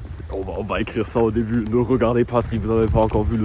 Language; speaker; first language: French; non-native, fluent; German